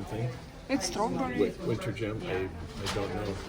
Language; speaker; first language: English; non-native, learner; Ukrainian